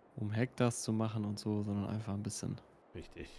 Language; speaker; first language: German; native; German